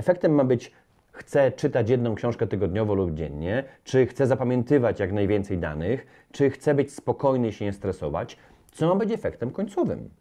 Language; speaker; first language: Polish; native; Polish